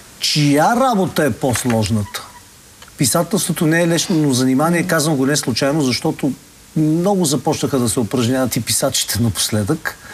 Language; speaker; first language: Bulgarian; native; Bulgarian